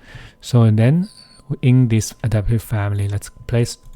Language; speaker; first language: English; non-native, fluent; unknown